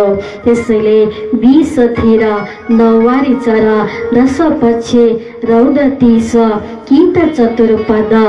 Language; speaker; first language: Nepali; native; Nepali